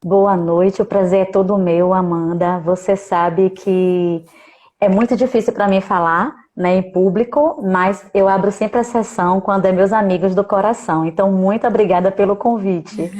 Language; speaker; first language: Portuguese; native; Portuguese